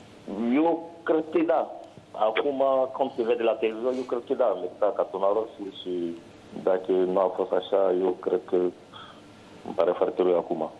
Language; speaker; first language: Romanian; non-native, learner; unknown